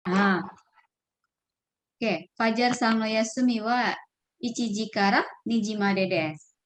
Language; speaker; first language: Japanese; non-native, fluent; Indonesian